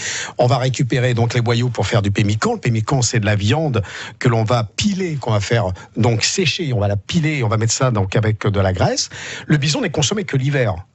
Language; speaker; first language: French; native; French